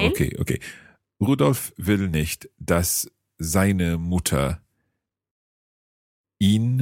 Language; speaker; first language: German; non-native, learner; English